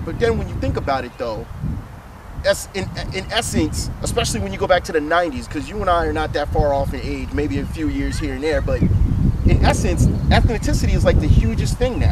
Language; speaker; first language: English; native; English